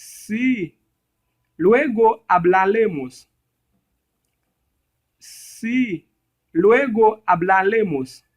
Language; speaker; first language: Spanish; non-native, learner; Haitian Creole